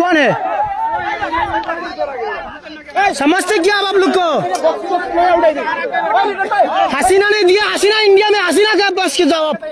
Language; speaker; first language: Hindi; non-native, learner; Bangla